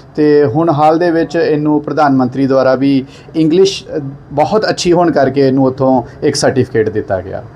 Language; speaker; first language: Punjabi; non-native, local second language; Hindi